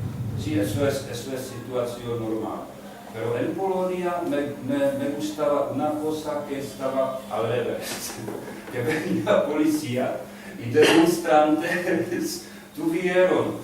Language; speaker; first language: Spanish; non-native, learner; Czech